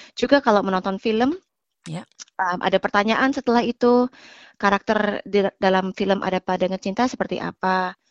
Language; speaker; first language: Indonesian; native; Indonesian